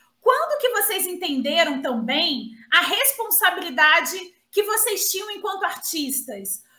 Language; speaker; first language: Portuguese; native; Portuguese